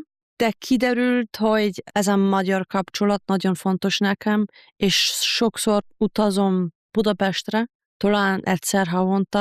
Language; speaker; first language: Hungarian; non-native, learner; German